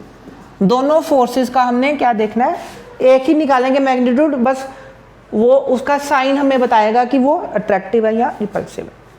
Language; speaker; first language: Hindi; non-native, local second language; Punjabi